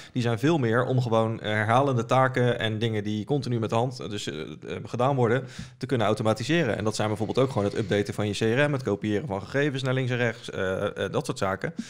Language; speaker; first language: Dutch; native; Dutch